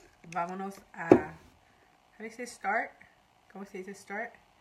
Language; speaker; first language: Spanish; non-native, learner; Persian